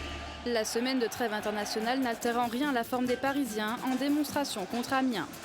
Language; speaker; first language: French; native; French